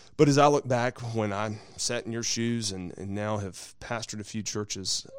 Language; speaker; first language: English; native; English